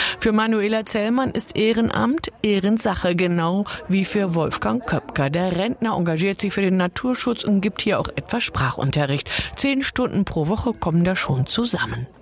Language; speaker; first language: German; native; German